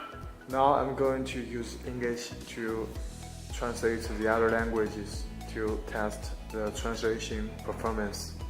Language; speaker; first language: English; non-native, learner; Chinese